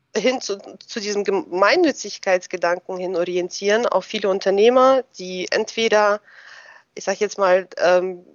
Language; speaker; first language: German; early bilingual, other home language; Russian